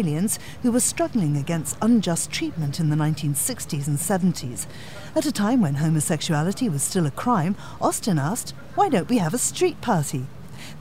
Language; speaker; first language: English; native; English